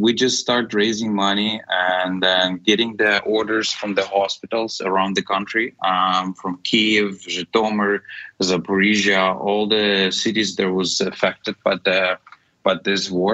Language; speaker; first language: English; non-native, fluent; Ukrainian